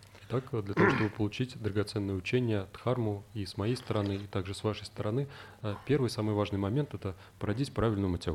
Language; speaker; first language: Russian; native; Russian